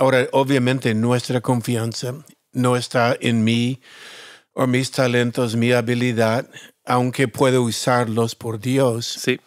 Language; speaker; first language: Spanish; non-native, fluent; English